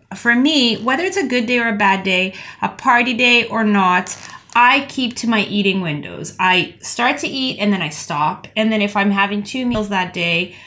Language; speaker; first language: English; native; English